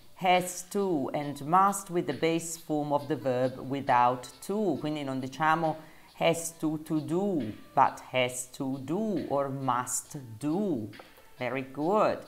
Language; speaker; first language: English; non-native, fluent; Italian